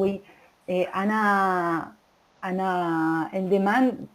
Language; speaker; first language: French; non-native, learner; Spanish